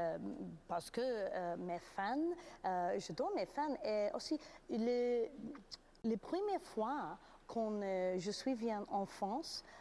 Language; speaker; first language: French; non-native, learner; English